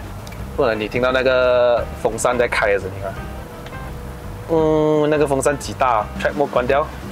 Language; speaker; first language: Chinese; native; Chinese